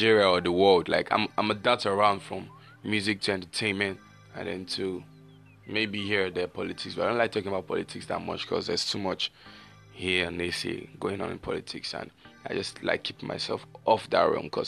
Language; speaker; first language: English; non-native, local second language; Yoruba